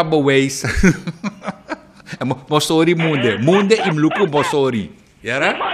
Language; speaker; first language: Dutch; native; Dutch